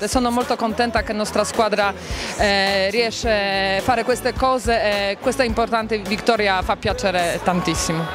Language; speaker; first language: Italian; non-native, learner; Polish